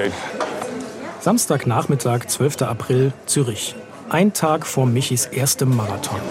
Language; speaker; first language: German; native; German